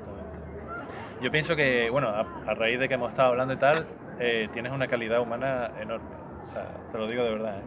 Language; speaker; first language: Spanish; native; Spanish